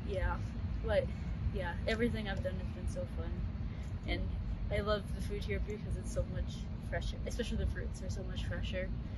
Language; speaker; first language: English; native; English